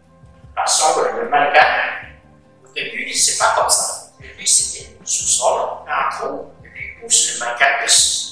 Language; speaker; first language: French; non-native, learner; Chinese